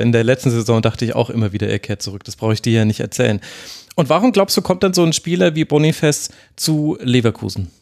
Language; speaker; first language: German; native; German